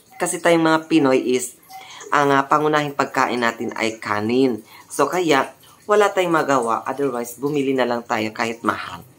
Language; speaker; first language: Filipino; non-native, local second language; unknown